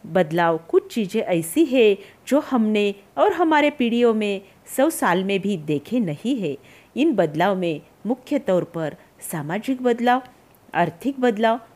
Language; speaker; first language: Hindi; non-native, local second language; Marathi